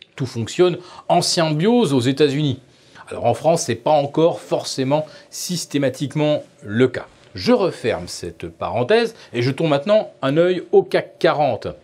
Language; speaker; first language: French; native; French